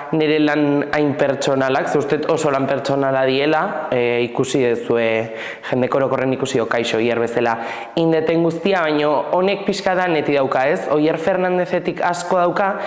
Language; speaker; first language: Basque; native; Basque